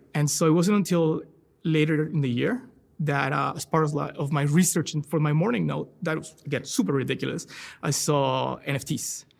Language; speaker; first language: English; non-native, fluent; Spanish